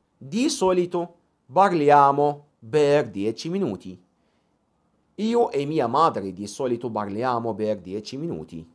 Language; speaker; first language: Italian; non-native, fluent; Arabic